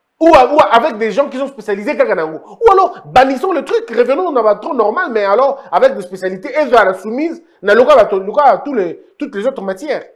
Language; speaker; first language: French; non-native, local second language; Lingala